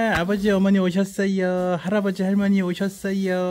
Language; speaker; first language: Korean; native; Korean